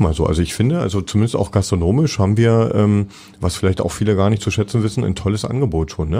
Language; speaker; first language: German; native; German